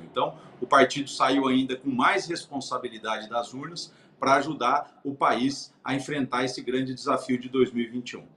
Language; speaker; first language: Portuguese; native; Portuguese